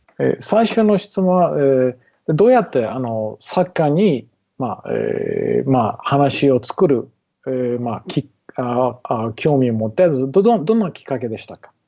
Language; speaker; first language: Japanese; non-native, learner; English